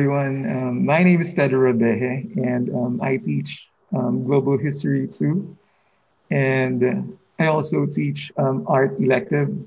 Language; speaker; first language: English; non-native, local second language; Filipino